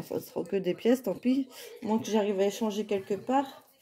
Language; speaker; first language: French; native; French